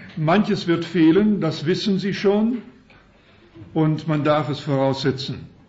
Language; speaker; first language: German; early bilingual, heritage; German